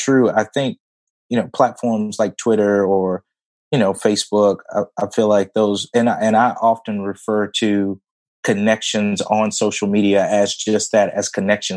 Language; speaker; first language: English; native; English